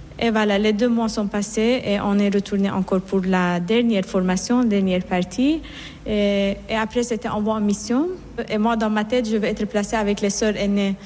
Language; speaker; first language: French; non-native, fluent; Persian